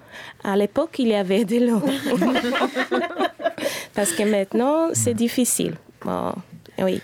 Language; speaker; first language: French; non-native, fluent; Spanish